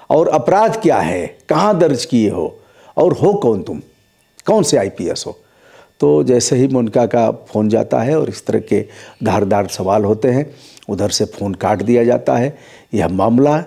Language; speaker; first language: Hindi; native; Hindi